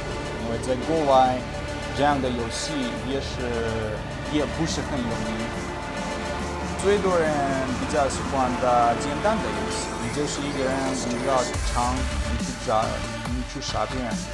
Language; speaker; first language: Chinese; non-native, learner; Russian